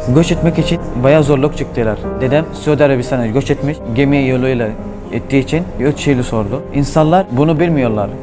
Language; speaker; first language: Turkish; early bilingual, other home language; Arabic